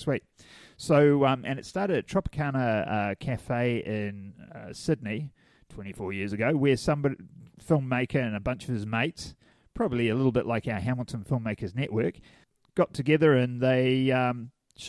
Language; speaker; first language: English; native; English